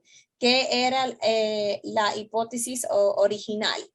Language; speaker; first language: Spanish; early bilingual, heritage; Spanish